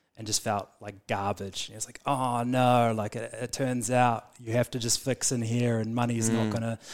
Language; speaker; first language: English; native; English